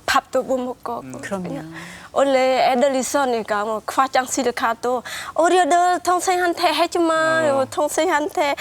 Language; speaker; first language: Korean; non-native, learner; Khmer